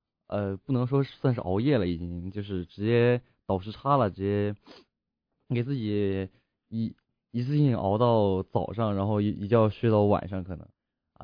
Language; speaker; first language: Chinese; native; Chinese